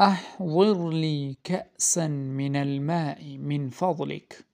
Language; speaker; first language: Arabic; non-native, fluent; Urdu